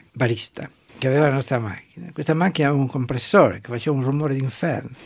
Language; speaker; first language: Italian; non-native, local second language; German